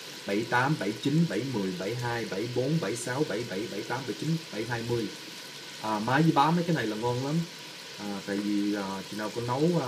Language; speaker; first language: Vietnamese; early bilingual, heritage; Vietnamese